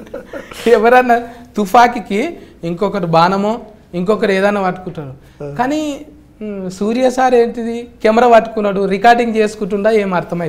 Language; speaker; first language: Telugu; native; Telugu